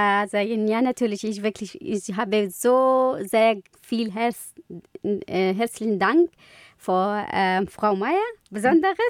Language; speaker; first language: German; non-native, learner; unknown